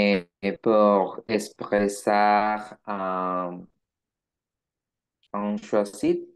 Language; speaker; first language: French; non-native, learner; Spanish